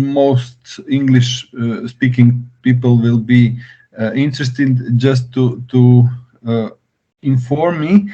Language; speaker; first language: English; non-native, learner; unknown